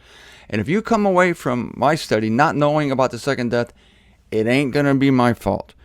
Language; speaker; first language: English; native; English